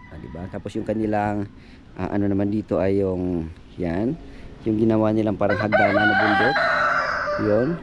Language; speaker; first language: Filipino; native; Filipino